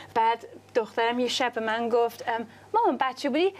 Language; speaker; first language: Persian; early bilingual, heritage; Persian